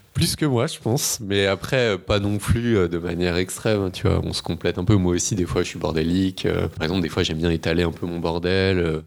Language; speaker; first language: French; native; French